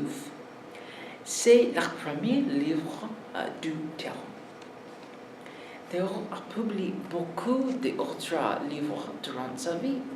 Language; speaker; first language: French; non-native, learner; English